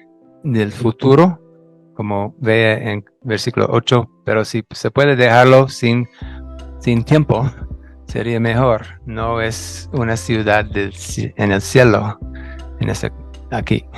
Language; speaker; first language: Spanish; non-native, fluent; English